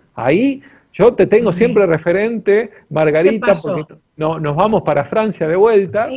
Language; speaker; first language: Spanish; native; Spanish